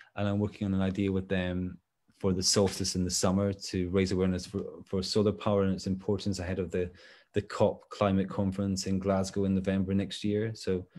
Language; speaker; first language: English; native; English